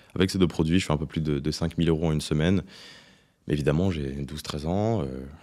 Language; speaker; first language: French; native; French